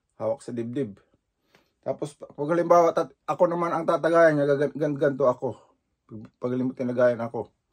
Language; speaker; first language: Filipino; native; Filipino